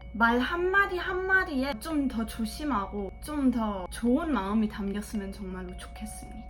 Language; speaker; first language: Korean; early bilingual, heritage; Korean